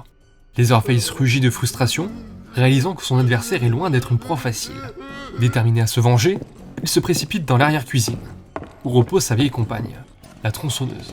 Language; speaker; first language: French; native; French